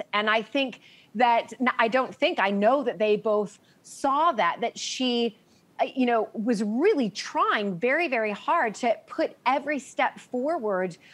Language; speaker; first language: English; native; English